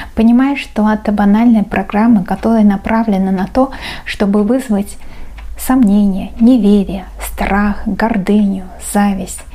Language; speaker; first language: Russian; non-native, local second language; Uzbek